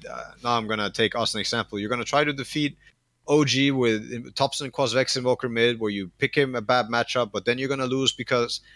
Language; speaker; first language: English; non-native, fluent; Danish